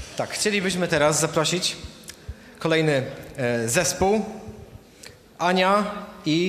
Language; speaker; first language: Polish; native; Polish